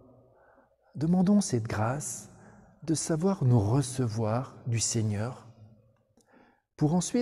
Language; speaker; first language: French; native; French